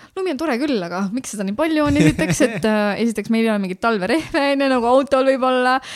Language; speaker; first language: Estonian; native; Estonian